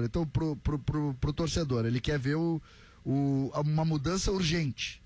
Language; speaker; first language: Portuguese; native; Portuguese